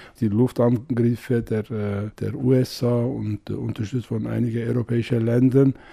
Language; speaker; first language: German; non-native, fluent; Kurdish